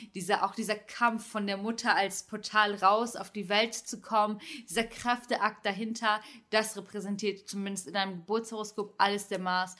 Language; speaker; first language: German; early bilingual, other home language; Turkish